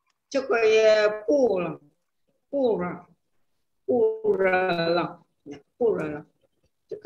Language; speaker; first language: Chinese; non-native, learner; Spanish